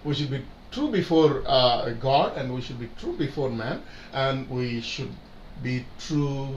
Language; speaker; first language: English; non-native, local second language; Tamil